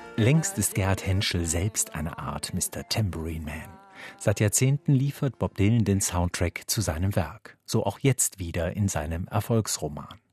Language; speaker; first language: German; native; German